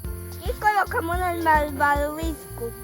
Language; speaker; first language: Spanish; native; Spanish